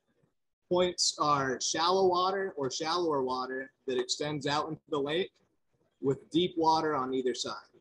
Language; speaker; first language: English; native; English